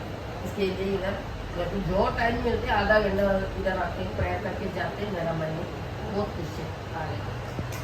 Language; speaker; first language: Hindi; non-native, local second language; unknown